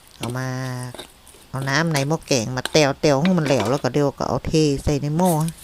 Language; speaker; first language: Thai; native; Thai